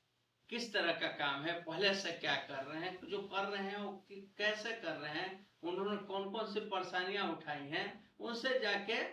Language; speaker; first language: Hindi; native; Hindi